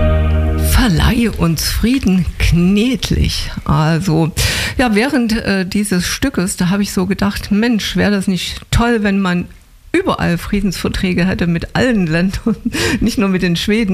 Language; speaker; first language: German; native; German